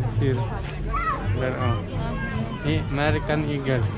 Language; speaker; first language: English; non-native, learner; Polish